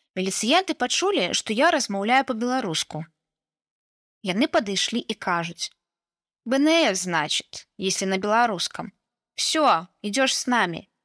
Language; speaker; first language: Belarusian; native; Belarusian